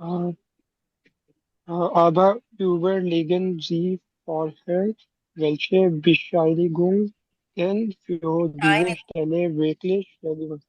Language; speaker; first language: German; non-native, learner; Urdu